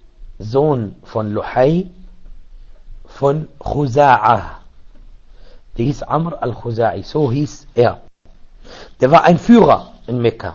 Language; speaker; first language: German; non-native, fluent; Arabic